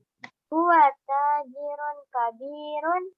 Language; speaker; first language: Arabic; non-native, learner; Indonesian